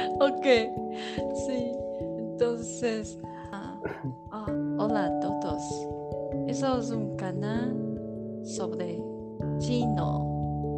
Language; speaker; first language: Spanish; non-native, learner; Chinese